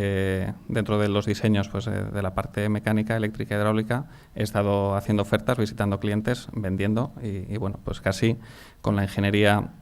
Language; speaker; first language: Spanish; native; Spanish